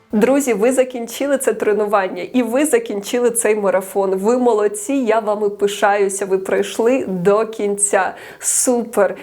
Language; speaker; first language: Ukrainian; native; Ukrainian